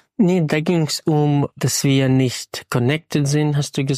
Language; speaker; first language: German; non-native, fluent; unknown